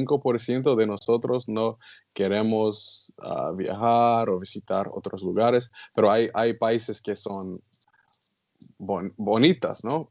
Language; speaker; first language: Spanish; non-native, learner; English